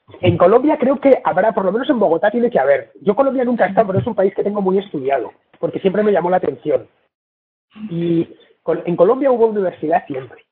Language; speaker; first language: Spanish; native; Spanish